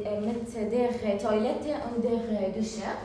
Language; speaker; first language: German; non-native, learner; Arabic